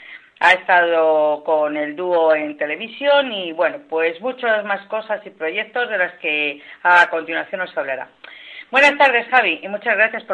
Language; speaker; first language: Spanish; native; Spanish